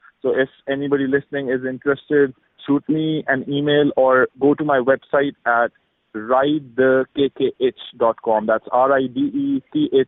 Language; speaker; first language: English; non-native, local second language; Urdu